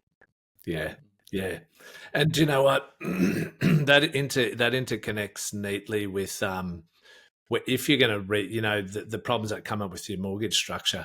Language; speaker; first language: English; native; English